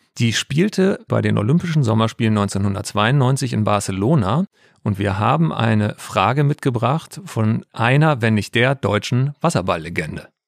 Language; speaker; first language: German; native; German